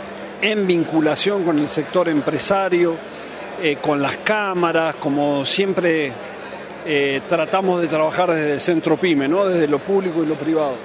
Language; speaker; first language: Spanish; native; Spanish